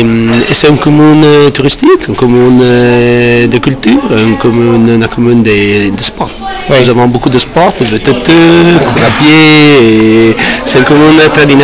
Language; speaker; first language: French; non-native, learner; Italian